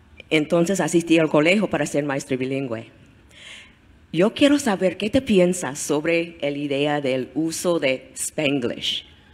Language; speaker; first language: Spanish; non-native, fluent; English